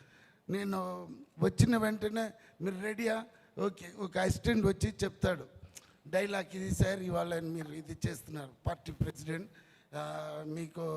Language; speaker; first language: Telugu; non-native, learner; Tamil